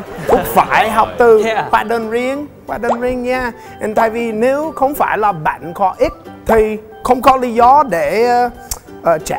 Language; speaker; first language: Vietnamese; non-native, learner; English